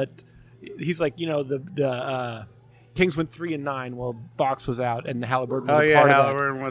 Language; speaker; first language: English; native; English